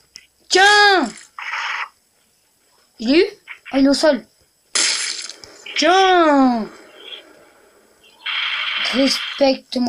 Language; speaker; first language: French; native; French